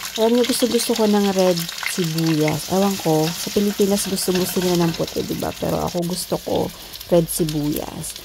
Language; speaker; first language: Filipino; non-native, local second language; Iloko